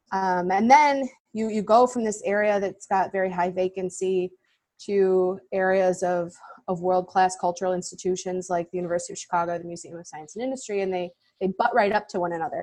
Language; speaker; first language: English; native; English